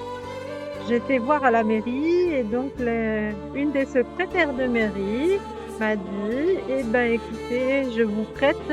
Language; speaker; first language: French; native; French